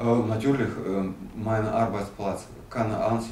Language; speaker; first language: German; non-native, learner; Russian